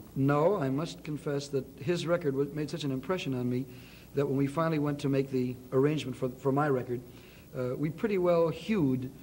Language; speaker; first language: English; native; English